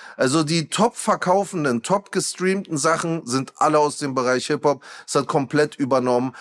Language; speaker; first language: German; early bilingual, other home language; Turkish